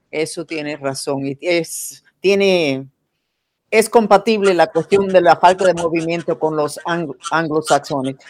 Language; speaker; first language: Spanish; non-native, fluent; English